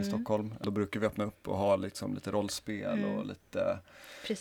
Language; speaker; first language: Swedish; native; Swedish